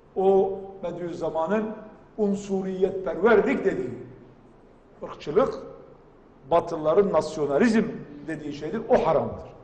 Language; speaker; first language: Turkish; non-native, local second language; Kurdish